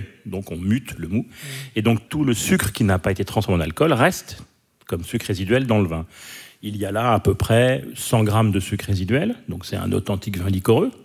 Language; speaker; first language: French; native; French